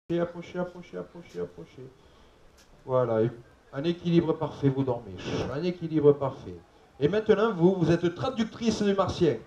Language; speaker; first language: French; native; French